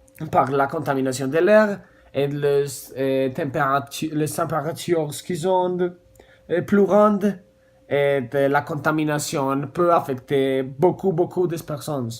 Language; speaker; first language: French; non-native, learner; Spanish